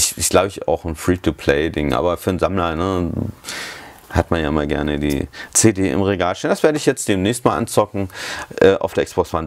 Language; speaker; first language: German; native; German